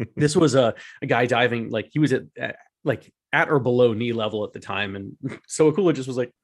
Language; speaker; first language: English; native; English